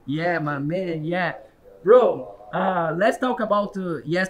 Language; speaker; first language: English; non-native, learner; Portuguese